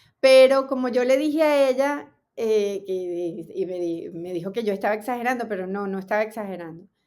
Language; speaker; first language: Spanish; native; Spanish